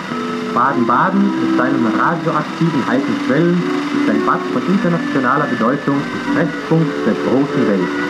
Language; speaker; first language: German; native; German